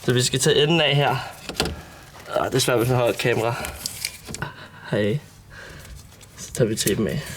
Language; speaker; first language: Danish; native; Danish